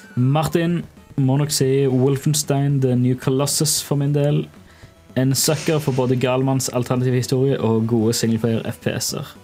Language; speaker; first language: Norwegian; native; Norwegian